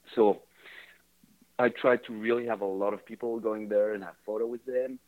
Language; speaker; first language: English; non-native, fluent; French